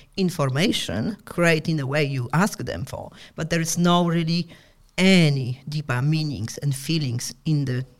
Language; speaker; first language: English; non-native, fluent; Polish